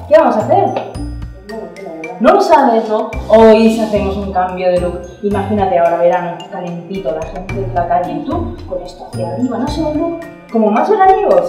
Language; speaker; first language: Spanish; native; Spanish